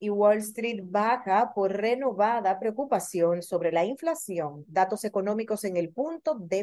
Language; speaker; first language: Spanish; native; Spanish